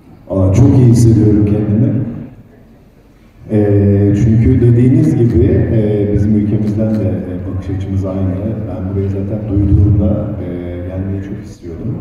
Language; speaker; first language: Turkish; native; Turkish